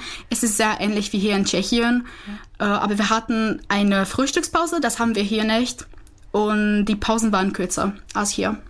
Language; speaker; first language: German; non-native, fluent; Czech